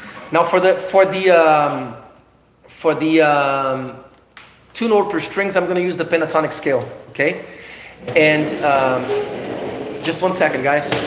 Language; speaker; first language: English; non-native, fluent; Portuguese